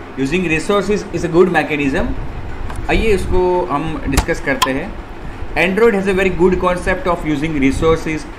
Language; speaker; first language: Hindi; non-native, local second language; Gujarati